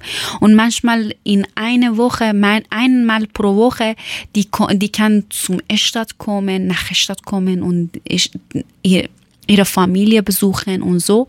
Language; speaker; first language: German; non-native, learner; Persian